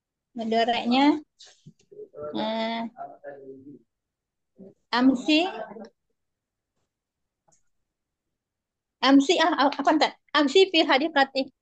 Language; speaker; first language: Arabic; non-native, learner; Indonesian